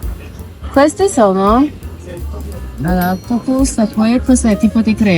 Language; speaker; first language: Italian; non-native, fluent; Chinese